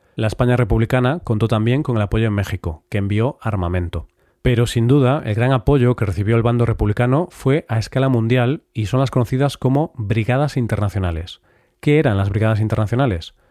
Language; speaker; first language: Spanish; native; Spanish